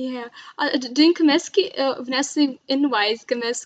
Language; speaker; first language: Welsh; non-native, learner; Russian